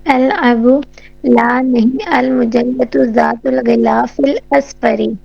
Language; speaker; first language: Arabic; non-native, learner; Urdu